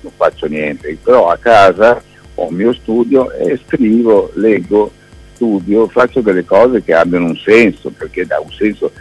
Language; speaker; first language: Italian; native; Italian